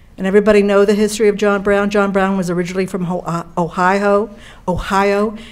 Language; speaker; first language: English; native; English